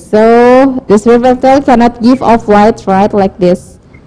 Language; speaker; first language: English; non-native, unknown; Indonesian